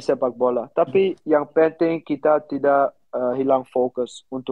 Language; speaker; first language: Indonesian; non-native, learner; Dutch